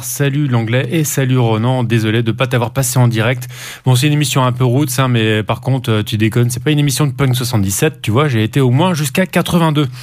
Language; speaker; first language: French; native; French